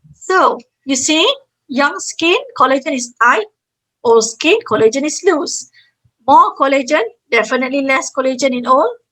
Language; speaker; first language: English; non-native, fluent; Malay